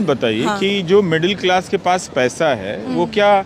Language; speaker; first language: Hindi; native; Hindi